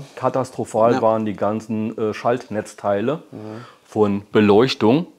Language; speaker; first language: German; native; German